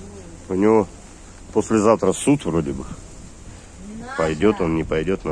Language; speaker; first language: Russian; native; Russian